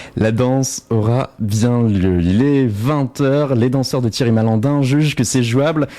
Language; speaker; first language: French; native; French